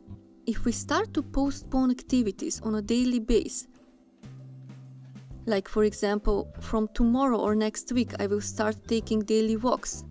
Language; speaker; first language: English; non-native, fluent; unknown